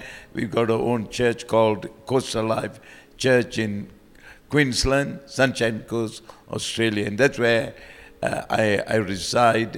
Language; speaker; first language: English; non-native, local second language; Tamil